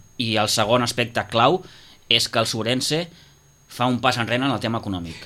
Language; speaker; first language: Catalan; native; Catalan